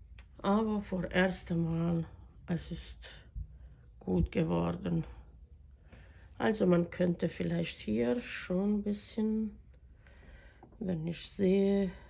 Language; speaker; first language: German; non-native, fluent; Croatian